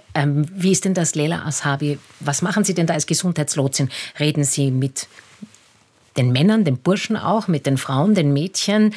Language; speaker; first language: German; native; German